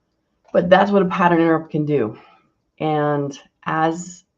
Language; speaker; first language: English; native; English